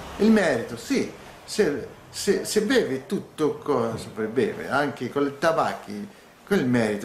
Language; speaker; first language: Italian; non-native, learner; Portuguese